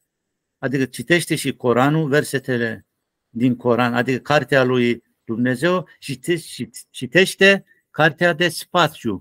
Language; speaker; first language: Romanian; non-native, learner; Turkish